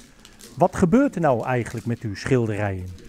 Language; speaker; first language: Dutch; native; Dutch